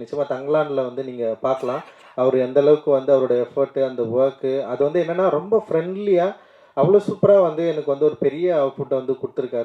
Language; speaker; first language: Tamil; native; Tamil